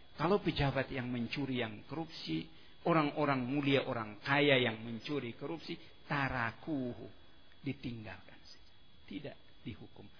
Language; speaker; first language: Indonesian; native; Indonesian